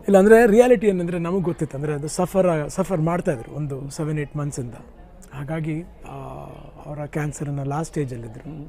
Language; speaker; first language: Kannada; early bilingual, heritage; Kannada